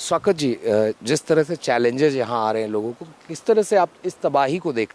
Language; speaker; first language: Hindi; native; Hindi